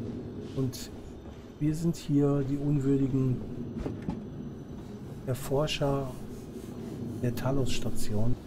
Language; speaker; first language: German; native; German